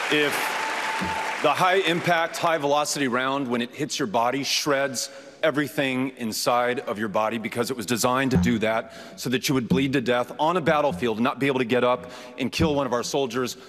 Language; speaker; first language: English; native; English